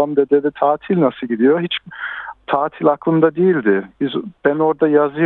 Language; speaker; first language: Turkish; early bilingual, heritage; Turkish